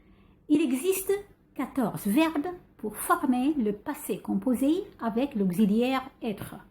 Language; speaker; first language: French; non-native, fluent; Arabic